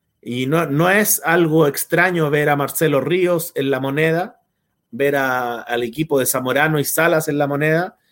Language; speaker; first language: Spanish; native; Spanish